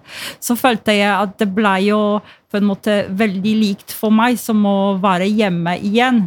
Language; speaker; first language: Norwegian; non-native, fluent; Polish